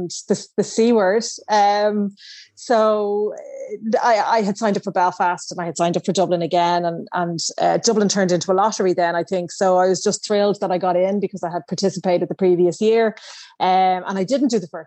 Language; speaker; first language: English; native; English